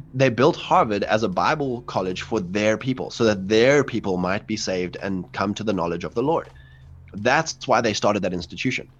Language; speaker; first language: English; native; English